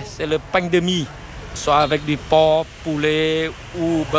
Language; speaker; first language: French; non-native, fluent; Vietnamese